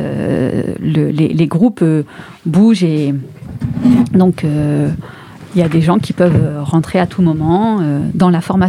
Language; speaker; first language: French; native; French